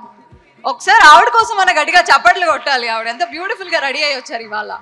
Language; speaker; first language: Telugu; native; Telugu